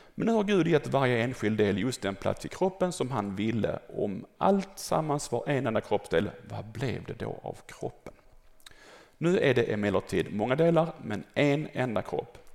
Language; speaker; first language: Swedish; native; Swedish